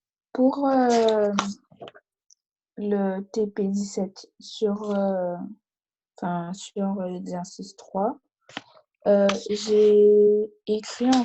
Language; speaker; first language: French; native; French